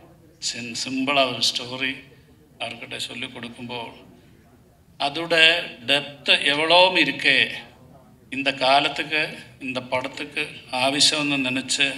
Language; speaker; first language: Tamil; non-native, learner; Malayalam